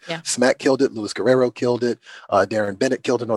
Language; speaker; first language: English; native; English